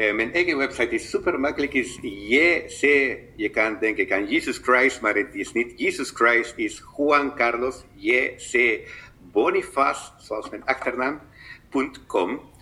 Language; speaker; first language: Dutch; non-native, fluent; Spanish